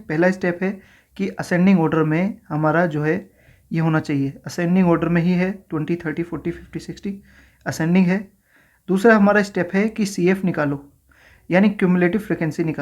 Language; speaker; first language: Hindi; native; Hindi